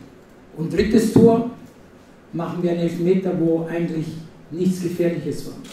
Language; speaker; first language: German; non-native, fluent; Italian